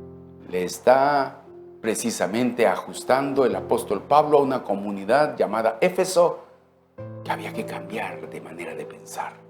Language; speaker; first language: Spanish; native; Spanish